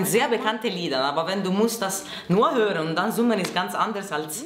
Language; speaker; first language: German; non-native, learner; Italian